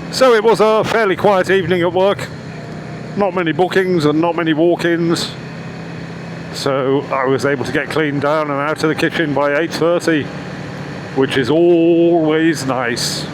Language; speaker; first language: English; native; English